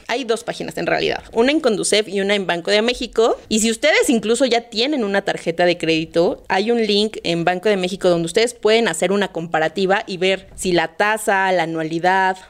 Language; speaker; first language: Spanish; native; Spanish